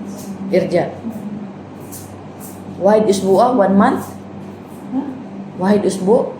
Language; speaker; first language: Arabic; non-native, learner; Filipino